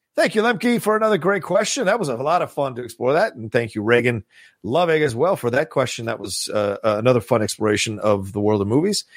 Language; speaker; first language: English; native; English